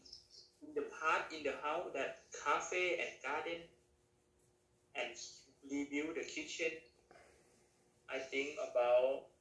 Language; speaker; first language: English; non-native, learner; Thai